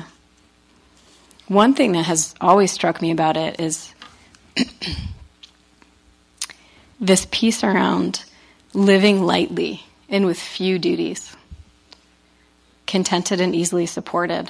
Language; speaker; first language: English; native; English